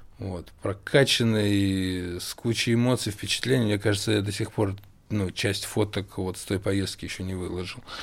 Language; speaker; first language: Russian; native; Russian